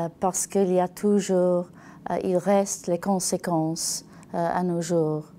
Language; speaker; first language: French; non-native, learner; English